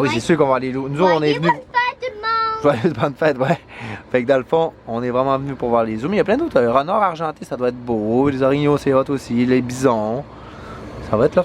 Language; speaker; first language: French; native; French